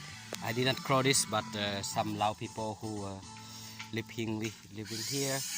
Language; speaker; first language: English; non-native, learner; Lao